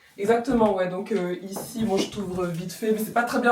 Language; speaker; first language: French; native; French